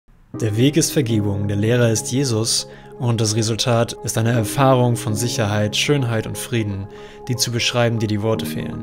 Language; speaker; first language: German; native; German